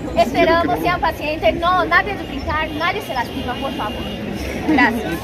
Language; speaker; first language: Spanish; non-native, fluent; Portuguese